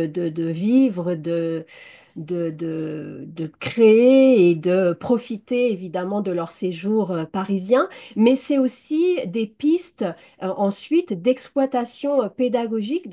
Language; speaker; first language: French; native; French